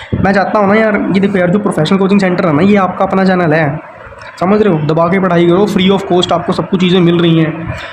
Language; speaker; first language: Hindi; native; Hindi